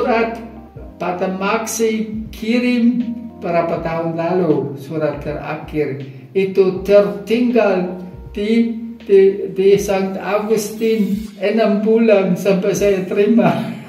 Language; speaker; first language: Indonesian; non-native, fluent; German